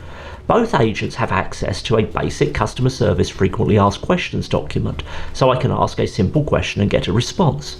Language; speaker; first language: English; native; English